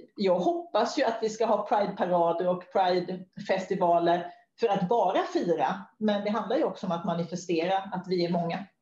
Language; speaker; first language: Swedish; native; Swedish